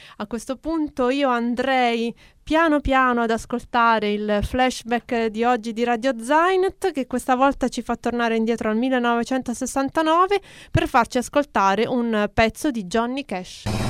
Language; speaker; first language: Italian; native; Italian